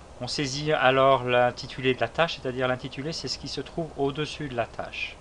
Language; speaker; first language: French; native; French